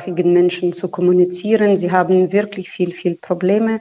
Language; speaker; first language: German; non-native, fluent; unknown